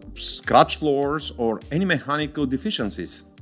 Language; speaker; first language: English; non-native, fluent; Bulgarian